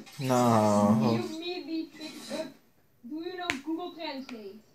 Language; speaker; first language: English; non-native, learner; Spanish